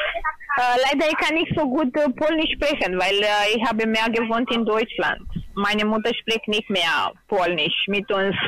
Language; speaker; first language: German; non-native, learner; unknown